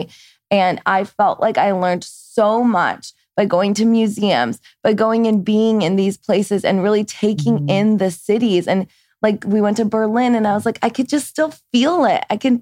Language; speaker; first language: English; early bilingual, other home language; Persian